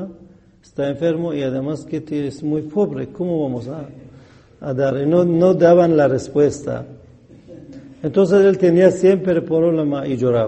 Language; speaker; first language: Spanish; non-native, fluent; Persian